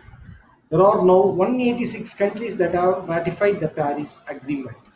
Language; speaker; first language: English; non-native, local second language; Tamil